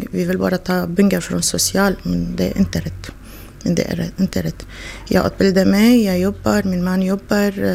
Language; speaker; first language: Swedish; non-native, learner; Arabic